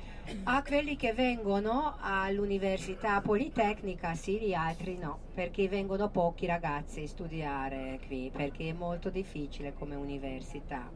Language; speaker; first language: Italian; non-native, fluent; Hungarian